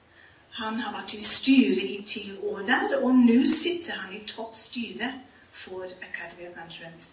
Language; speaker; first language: Norwegian; non-native, fluent; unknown